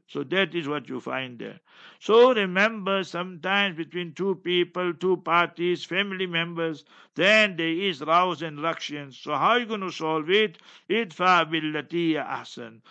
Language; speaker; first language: English; native; English